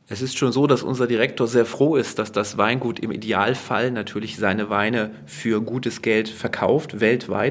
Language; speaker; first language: German; native; German